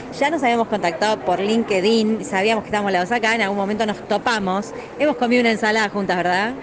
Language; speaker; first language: Spanish; native; Spanish